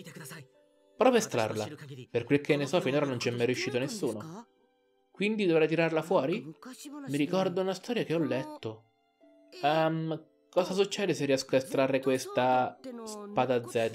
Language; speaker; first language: Italian; native; Italian